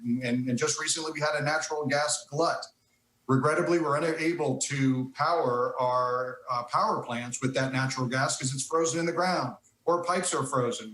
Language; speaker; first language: English; native; English